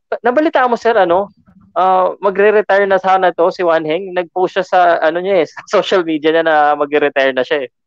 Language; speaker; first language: Filipino; native; Filipino